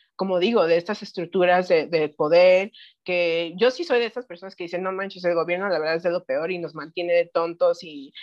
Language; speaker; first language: Spanish; early bilingual, heritage; Spanish